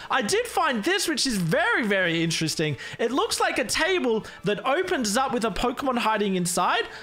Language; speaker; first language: English; native; English